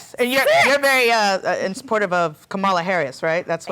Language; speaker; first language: English; native; English